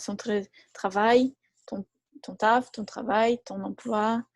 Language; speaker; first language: French; non-native, fluent; Portuguese